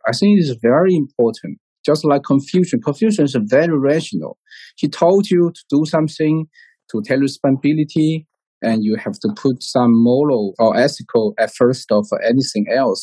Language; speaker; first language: English; non-native, learner; Chinese